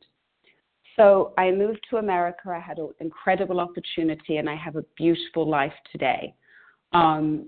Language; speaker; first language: English; native; English